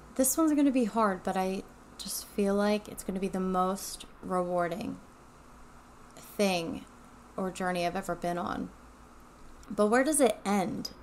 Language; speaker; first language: English; native; English